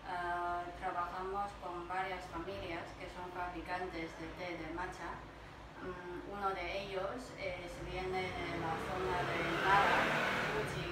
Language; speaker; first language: Spanish; non-native, fluent; Chinese